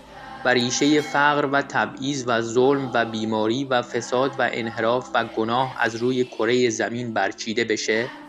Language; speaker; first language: Persian; native; Persian